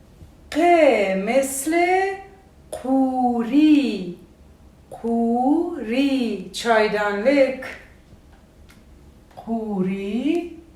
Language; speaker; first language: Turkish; non-native, fluent; Persian